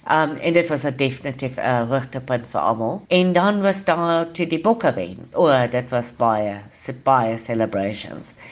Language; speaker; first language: Afrikaans; non-native, local second language; English